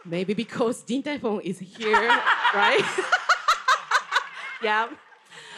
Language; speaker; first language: English; non-native, learner; Japanese